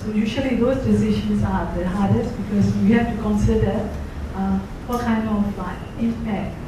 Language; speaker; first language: English; non-native, fluent; Burmese